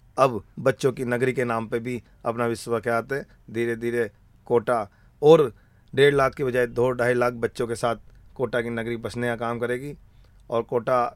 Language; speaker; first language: Hindi; native; Hindi